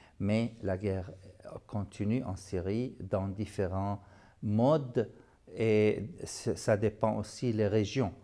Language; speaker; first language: French; non-native, fluent; Arabic